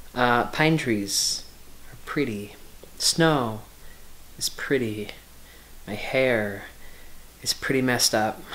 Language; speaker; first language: English; native; English